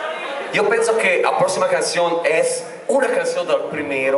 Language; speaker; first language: Spanish; non-native, learner; Italian